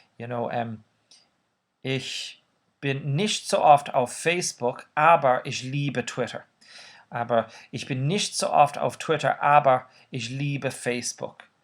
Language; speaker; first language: German; non-native, fluent; Irish